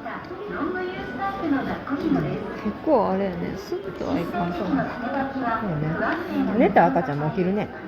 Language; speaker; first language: Japanese; native; Japanese